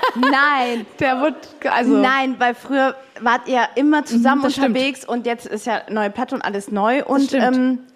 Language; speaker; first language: German; native; German